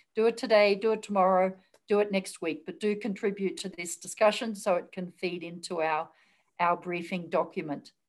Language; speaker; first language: English; native; English